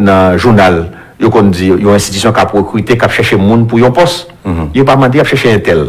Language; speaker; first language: French; non-native, local second language; Haitian Creole